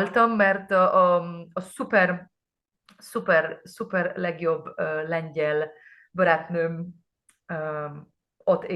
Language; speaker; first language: Hungarian; non-native, learner; Polish